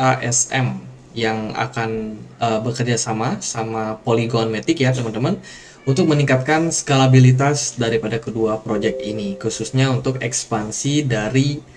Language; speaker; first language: Indonesian; native; Indonesian